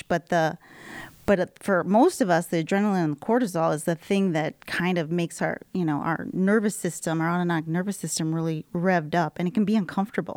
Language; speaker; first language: English; native; English